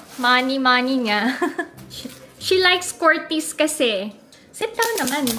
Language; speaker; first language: Filipino; native; Filipino